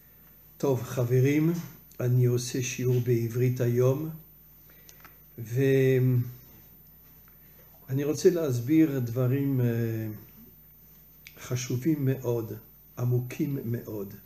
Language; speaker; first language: Hebrew; non-native, fluent; French